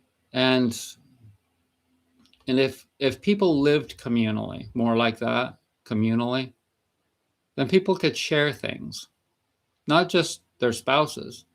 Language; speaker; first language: English; native; English